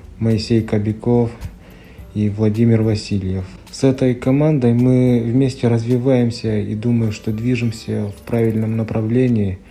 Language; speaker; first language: Russian; non-native, local second language; Yakut